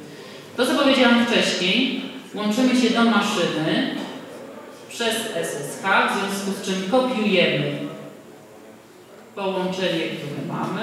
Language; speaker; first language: Polish; native; Polish